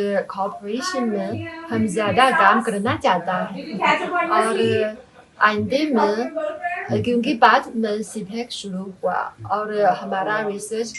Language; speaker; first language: Hindi; non-native, fluent; Chinese